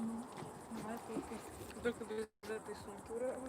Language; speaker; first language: Russian; native; Russian